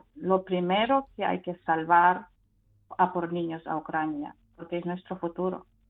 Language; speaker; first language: Spanish; non-native, fluent; Ukrainian